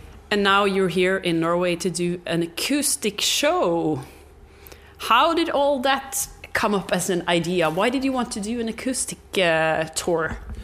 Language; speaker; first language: English; non-native, fluent; Norwegian